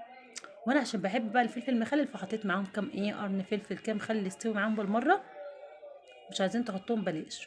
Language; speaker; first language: Arabic; native; Arabic